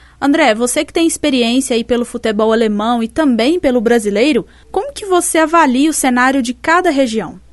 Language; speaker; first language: Portuguese; native; Portuguese